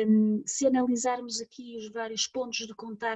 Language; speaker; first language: Portuguese; native; Portuguese